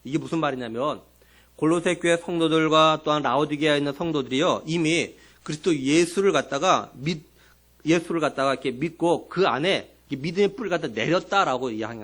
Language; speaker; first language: Korean; native; Korean